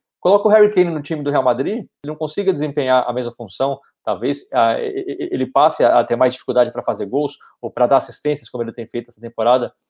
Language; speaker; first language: Portuguese; native; Portuguese